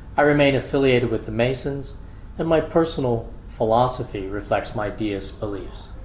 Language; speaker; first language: English; native; English